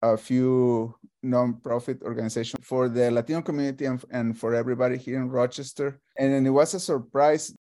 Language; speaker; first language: English; non-native, fluent; Spanish